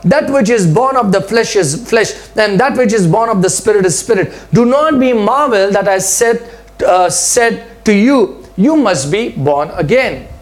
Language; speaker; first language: English; non-native, local second language; Telugu